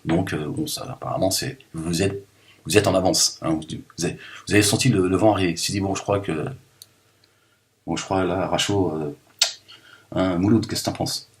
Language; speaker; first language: French; native; French